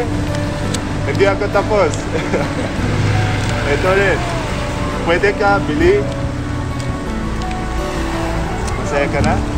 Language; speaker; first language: Filipino; non-native, learner; Arabic